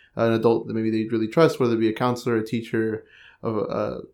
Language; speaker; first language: English; native; English